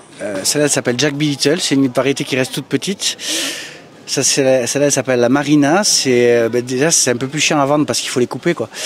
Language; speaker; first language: French; native; French